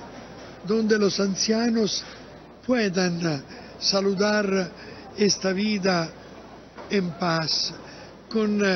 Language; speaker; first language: Spanish; non-native, fluent; Italian